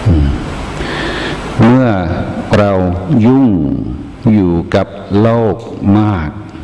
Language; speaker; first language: Thai; non-native, fluent; English